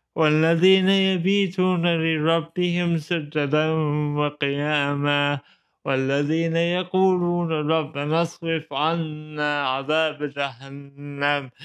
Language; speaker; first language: Arabic; non-native, fluent; English